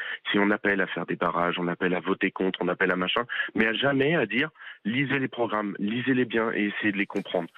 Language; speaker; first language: French; native; French